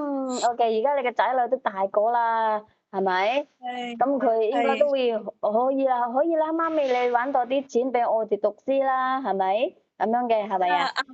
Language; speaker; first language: Cantonese; native; Cantonese